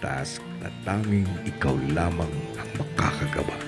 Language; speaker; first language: Filipino; native; Filipino